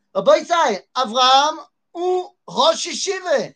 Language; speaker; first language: Hebrew; non-native, fluent; French